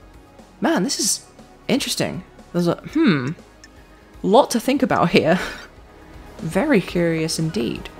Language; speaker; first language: English; native; English